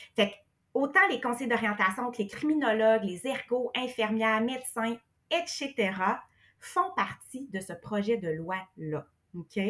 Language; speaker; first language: French; native; French